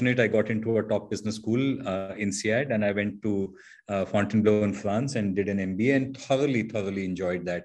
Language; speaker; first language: English; non-native, local second language; Hindi